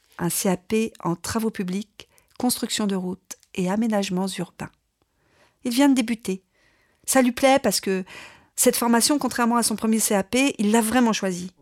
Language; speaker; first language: French; native; French